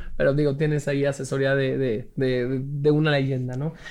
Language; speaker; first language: Spanish; native; Spanish